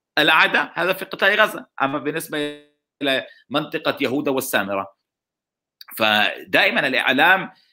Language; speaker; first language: Arabic; non-native, local second language; Hebrew